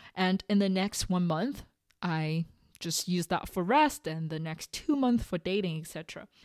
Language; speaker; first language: English; non-native, fluent; Chinese